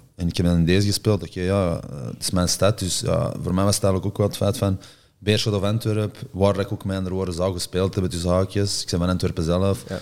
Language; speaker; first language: Dutch; native; Dutch